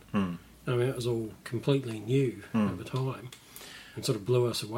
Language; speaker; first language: English; native; English